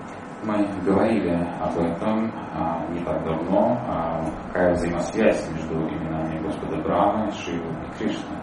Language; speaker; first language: Russian; native; Russian